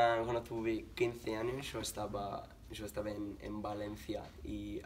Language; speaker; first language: Spanish; non-native, learner; English